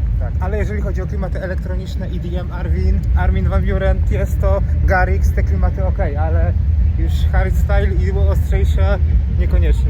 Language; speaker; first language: Polish; native; Polish